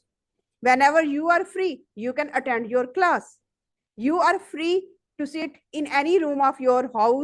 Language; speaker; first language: English; non-native, fluent; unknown